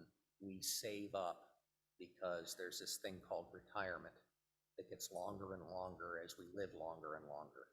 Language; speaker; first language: English; native; English